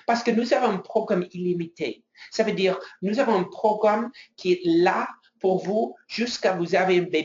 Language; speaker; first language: French; non-native, fluent; English